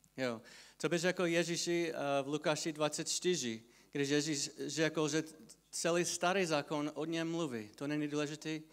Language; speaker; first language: Czech; non-native, fluent; English